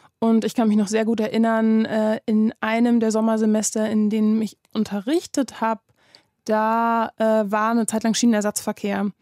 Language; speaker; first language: German; native; German